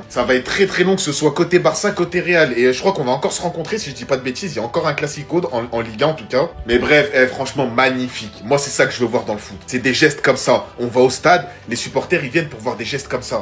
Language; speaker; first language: French; native; French